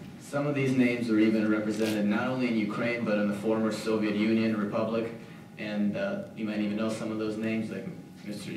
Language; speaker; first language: English; native; English